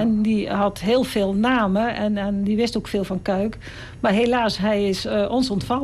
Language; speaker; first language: Dutch; native; Dutch